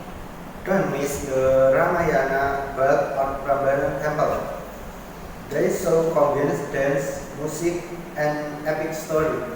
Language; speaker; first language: English; non-native, learner; Indonesian